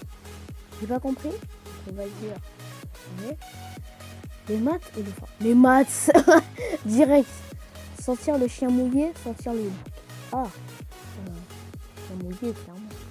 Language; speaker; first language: French; native; French